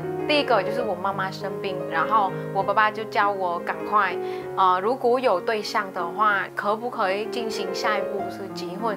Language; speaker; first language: Chinese; non-native, fluent; Vietnamese